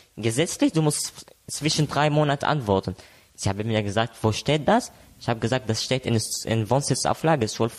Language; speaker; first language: German; non-native, learner; Arabic